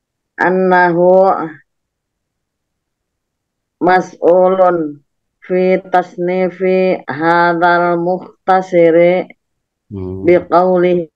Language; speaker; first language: Arabic; non-native, learner; Indonesian